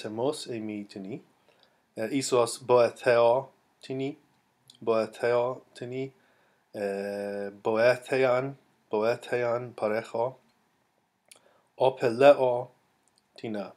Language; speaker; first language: Greek; non-native, fluent; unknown